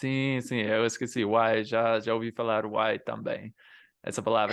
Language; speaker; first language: Portuguese; non-native, fluent; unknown